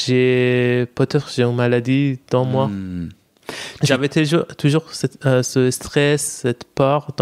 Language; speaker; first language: French; non-native, fluent; Persian